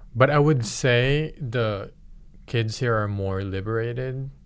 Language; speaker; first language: English; early bilingual, other home language; Filipino